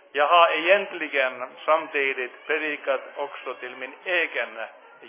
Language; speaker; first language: Swedish; non-native, fluent; Finnish